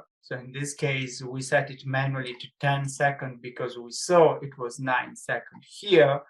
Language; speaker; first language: English; non-native, fluent; Italian